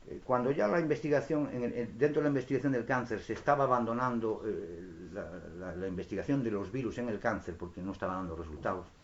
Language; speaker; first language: Spanish; non-native, local second language; Galician